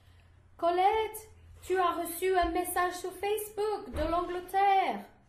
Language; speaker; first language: French; non-native, learner; English